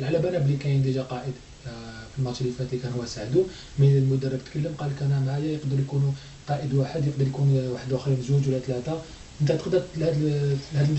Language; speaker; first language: Arabic; native; Arabic